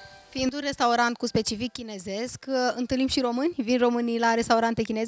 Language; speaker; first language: Romanian; native; Romanian